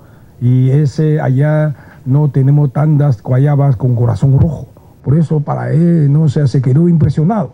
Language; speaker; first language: Spanish; non-native, learner; Chinese